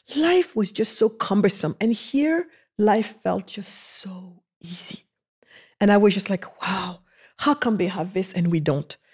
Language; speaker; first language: English; early bilingual, other home language; Wolof